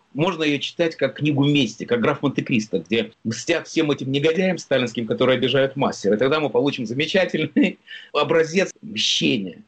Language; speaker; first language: Russian; native; Russian